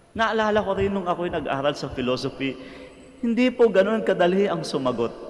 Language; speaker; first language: Filipino; non-native, local second language; Cebuano